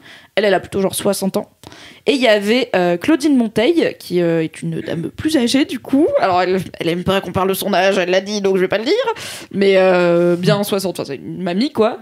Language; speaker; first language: French; native; French